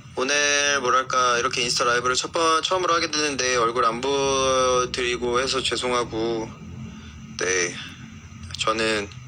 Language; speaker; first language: Korean; native; Korean